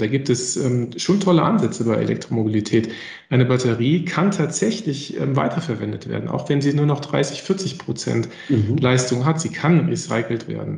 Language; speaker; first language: German; native; German